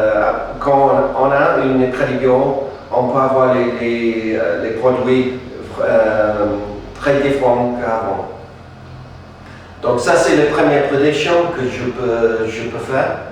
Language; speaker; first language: French; non-native, fluent; English